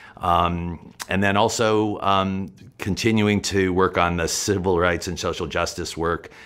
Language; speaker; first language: English; native; English